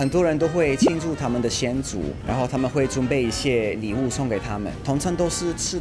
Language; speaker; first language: Chinese; non-native, fluent; Italian